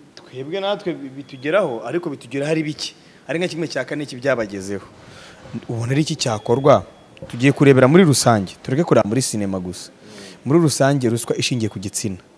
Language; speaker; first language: Kinyarwanda; native; Kinyarwanda